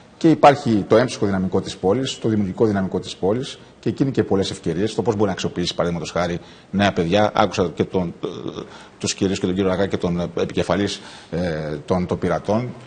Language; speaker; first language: Greek; native; Greek